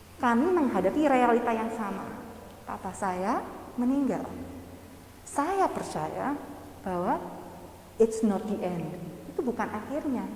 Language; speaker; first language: Indonesian; non-native, fluent; English